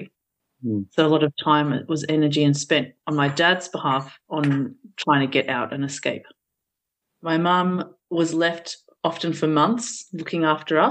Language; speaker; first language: English; early bilingual, other home language; Portuguese